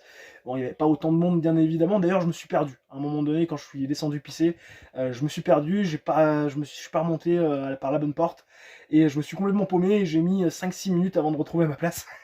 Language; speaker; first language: French; native; French